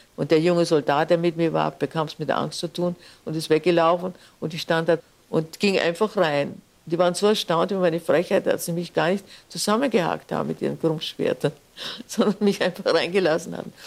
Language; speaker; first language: German; native; German